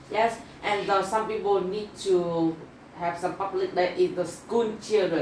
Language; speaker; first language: English; non-native, learner; Vietnamese